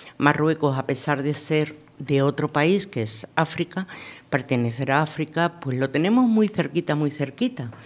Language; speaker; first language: Spanish; native; Spanish